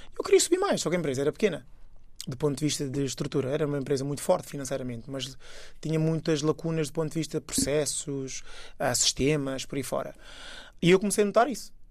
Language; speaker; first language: Portuguese; early bilingual, other home language; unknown